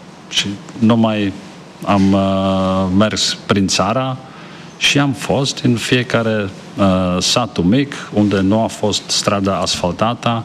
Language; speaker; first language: Romanian; non-native, fluent; Czech